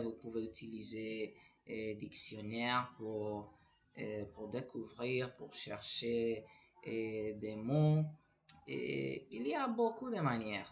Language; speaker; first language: French; non-native, learner; Spanish